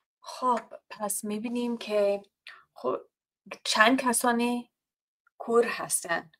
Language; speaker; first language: Persian; non-native, fluent; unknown